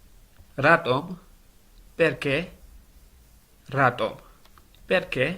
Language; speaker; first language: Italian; non-native, learner; Georgian